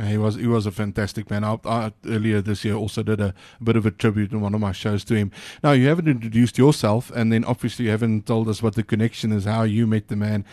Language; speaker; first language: English; non-native, local second language; Afrikaans